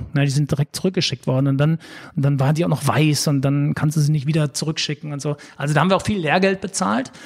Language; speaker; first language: German; native; German